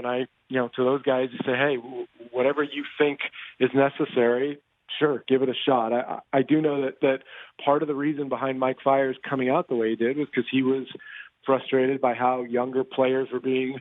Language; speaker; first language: English; native; English